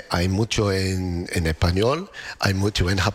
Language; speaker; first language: Spanish; non-native, fluent; English